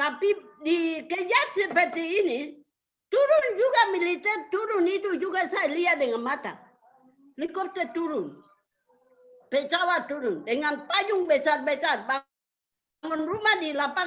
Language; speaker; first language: Indonesian; non-native, local second language; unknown